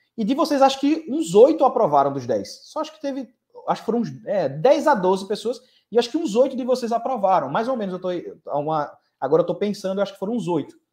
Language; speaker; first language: Portuguese; native; Portuguese